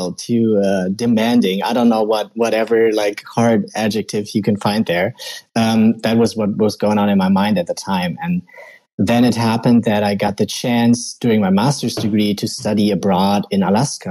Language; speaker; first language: English; non-native, fluent; German